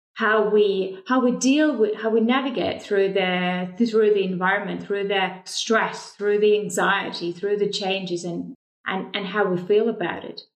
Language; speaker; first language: English; non-native, fluent; Estonian